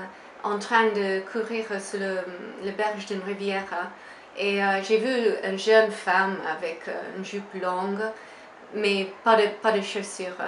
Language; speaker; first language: French; non-native, fluent; English